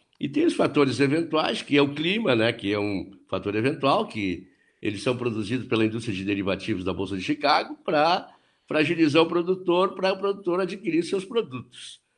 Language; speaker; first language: Portuguese; native; Portuguese